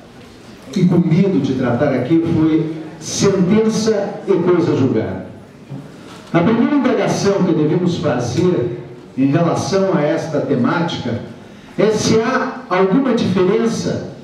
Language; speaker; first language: Portuguese; native; Portuguese